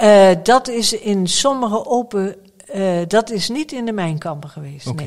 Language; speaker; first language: Dutch; native; Dutch